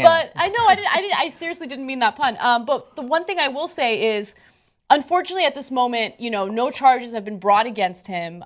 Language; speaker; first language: English; native; English